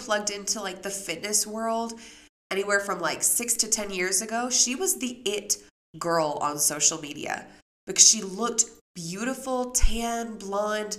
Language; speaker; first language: English; native; English